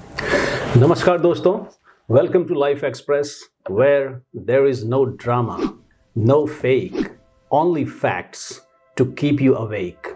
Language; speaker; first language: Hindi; native; Hindi